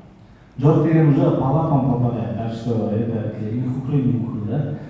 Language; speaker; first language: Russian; non-native, local second language; Kyrgyz